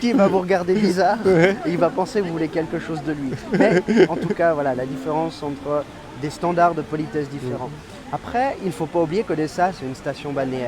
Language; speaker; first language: French; native; French